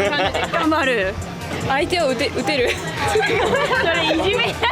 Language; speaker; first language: Japanese; non-native, fluent; English